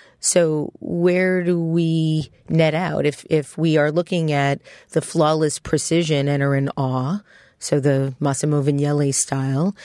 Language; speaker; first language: English; native; English